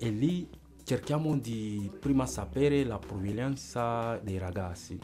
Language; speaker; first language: Italian; non-native, fluent; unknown